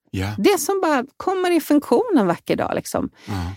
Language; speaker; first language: Swedish; native; Swedish